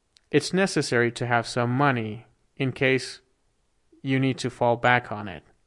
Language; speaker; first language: English; non-native, fluent; Persian